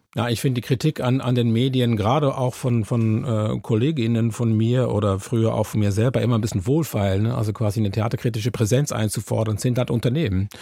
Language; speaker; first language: German; native; German